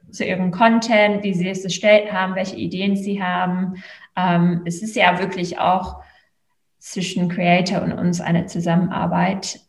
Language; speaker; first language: German; non-native, fluent; English